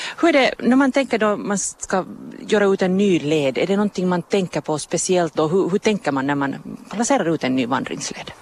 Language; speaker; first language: Swedish; native; Swedish